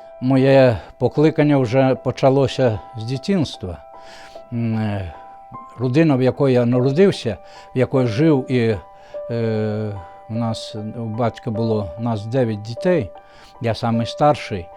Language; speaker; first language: Ukrainian; non-native, fluent; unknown